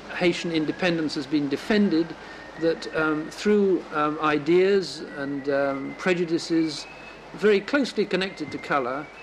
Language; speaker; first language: English; native; English